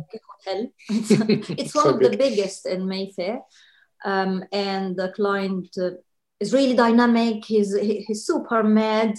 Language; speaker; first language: English; non-native, fluent; Arabic